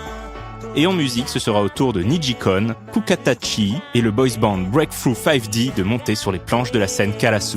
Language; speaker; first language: French; native; French